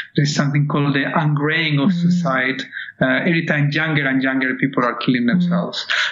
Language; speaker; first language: English; non-native, fluent; Spanish